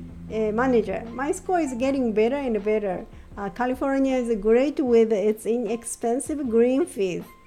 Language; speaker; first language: English; non-native, fluent; Japanese